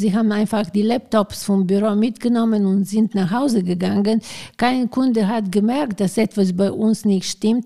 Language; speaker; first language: German; non-native, fluent; Bulgarian